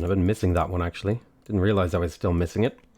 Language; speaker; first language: English; native; English